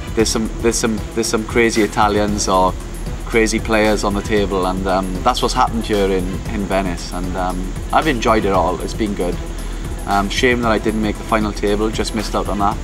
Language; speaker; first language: English; native; English